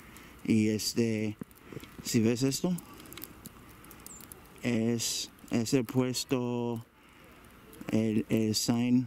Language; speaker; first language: Spanish; early bilingual, heritage; Spanish